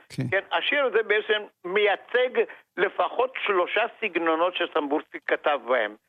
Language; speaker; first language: Hebrew; non-native, fluent; Romanian